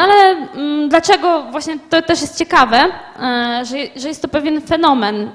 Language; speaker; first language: Polish; native; Polish